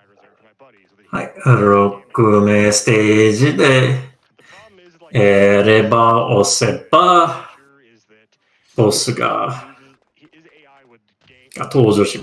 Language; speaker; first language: Japanese; non-native, learner; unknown